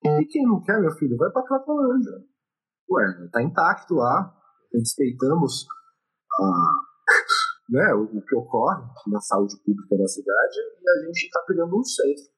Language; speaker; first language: Portuguese; native; Portuguese